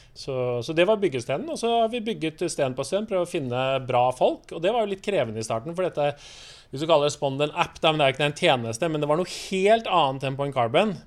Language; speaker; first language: Norwegian; native; Norwegian